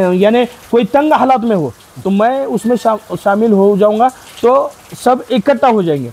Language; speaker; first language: Hindi; non-native, local second language; Marathi